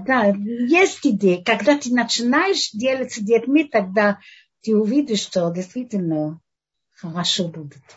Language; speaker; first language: Russian; non-native, fluent; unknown